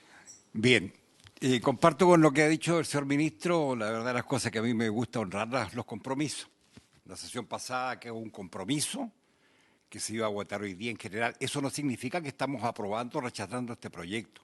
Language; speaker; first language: Spanish; native; Spanish